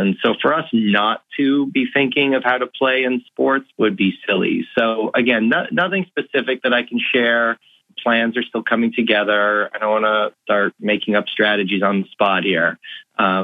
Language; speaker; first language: English; native; English